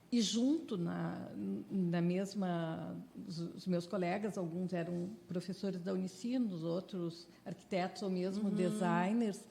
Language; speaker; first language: Portuguese; native; Portuguese